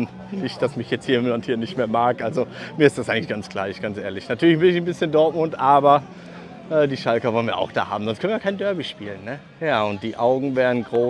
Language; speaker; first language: German; native; German